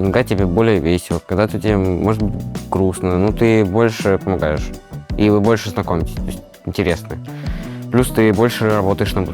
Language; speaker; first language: Russian; native; Russian